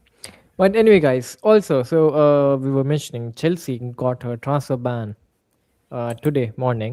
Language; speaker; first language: English; non-native, fluent; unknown